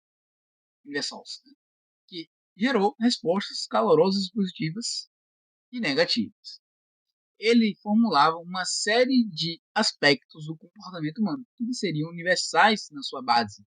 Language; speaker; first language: Portuguese; native; Portuguese